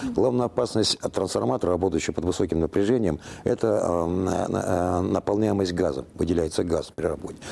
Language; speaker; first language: Russian; native; Russian